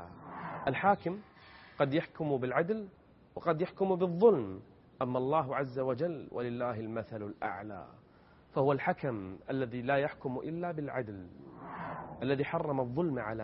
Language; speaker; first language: Arabic; native; Arabic